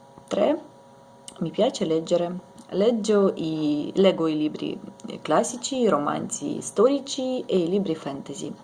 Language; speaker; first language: Italian; non-native, learner; Ukrainian